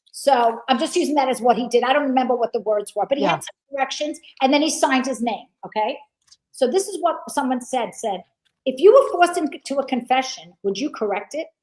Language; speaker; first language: English; native; English